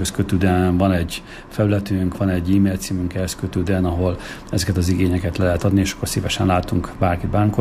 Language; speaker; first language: Hungarian; native; Hungarian